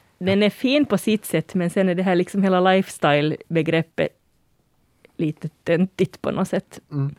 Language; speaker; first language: Swedish; native; Swedish